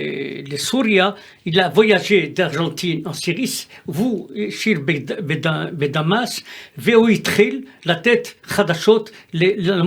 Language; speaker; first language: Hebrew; non-native, fluent; French